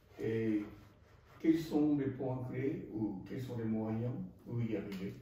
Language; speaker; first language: French; non-native, fluent; Japanese